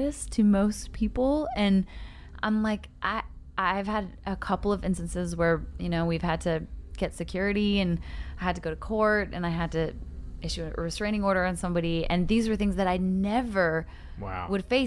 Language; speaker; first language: English; native; English